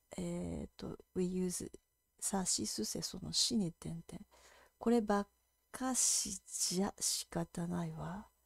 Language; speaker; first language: Japanese; native; Japanese